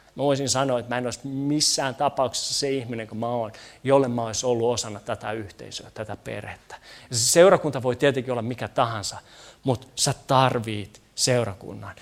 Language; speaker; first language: Finnish; native; Finnish